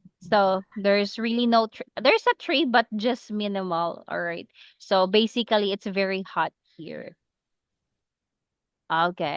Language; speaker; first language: English; non-native, local second language; Cebuano